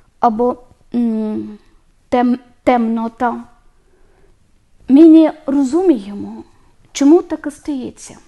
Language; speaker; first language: Ukrainian; non-native, learner; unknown